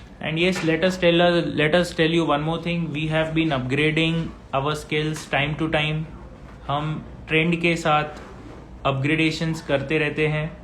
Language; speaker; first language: Hindi; native; Hindi